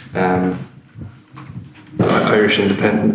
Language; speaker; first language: English; non-native, local second language; Irish